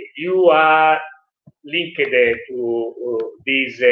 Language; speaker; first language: English; non-native, learner; Italian